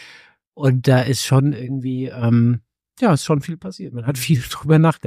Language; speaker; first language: German; native; German